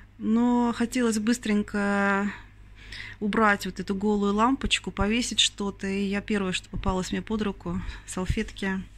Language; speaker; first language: Russian; native; Russian